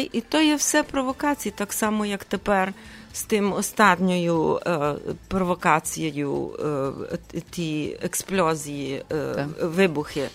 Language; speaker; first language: Ukrainian; early bilingual, heritage; Ukrainian